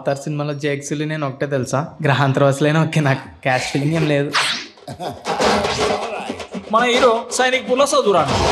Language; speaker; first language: Telugu; native; Telugu